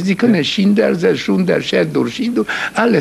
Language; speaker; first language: German; non-native, fluent; Hungarian